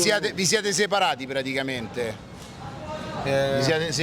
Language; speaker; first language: Italian; native; Italian